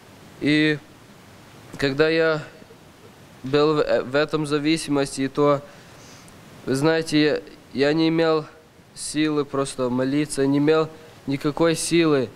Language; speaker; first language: Russian; early bilingual, heritage; Russian